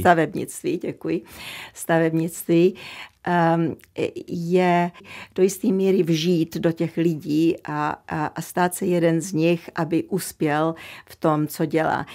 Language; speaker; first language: Czech; early bilingual, heritage; Czech